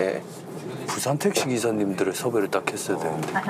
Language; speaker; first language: Korean; native; Korean